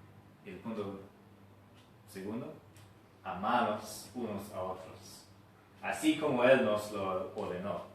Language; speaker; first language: Spanish; non-native, fluent; English